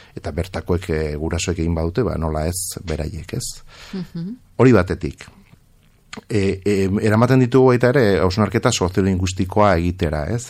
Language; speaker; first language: Basque; non-native, local second language; Spanish